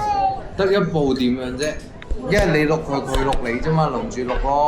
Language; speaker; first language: Chinese; native; Chinese